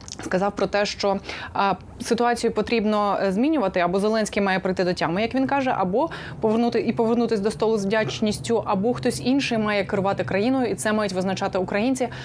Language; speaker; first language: Ukrainian; native; Ukrainian